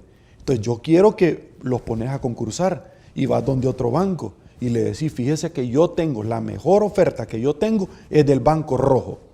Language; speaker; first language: Spanish; native; Spanish